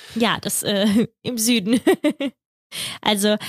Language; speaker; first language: German; early bilingual, other home language; Russian